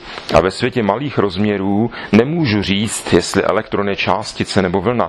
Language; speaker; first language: Czech; native; Czech